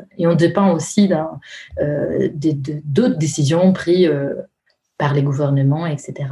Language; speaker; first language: French; non-native, fluent; Italian